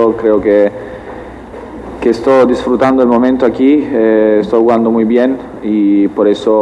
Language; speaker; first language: Spanish; non-native, learner; Italian